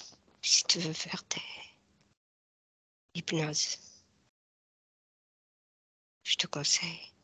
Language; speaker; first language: French; non-native, fluent; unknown